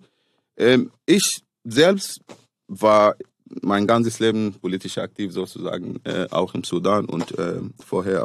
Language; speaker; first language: German; non-native, fluent; Arabic